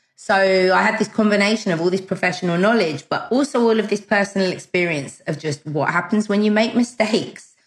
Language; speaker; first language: English; early bilingual, other home language; German